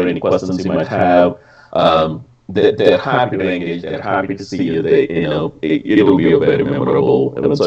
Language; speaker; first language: English; non-native, local second language; Tamil